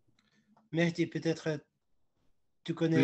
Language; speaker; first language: French; non-native, fluent; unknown